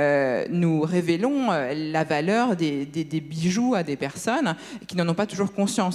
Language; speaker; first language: French; native; French